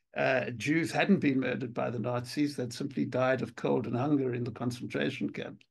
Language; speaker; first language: English; native; English